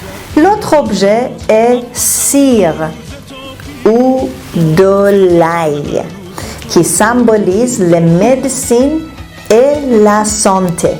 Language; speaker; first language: French; non-native, fluent; Persian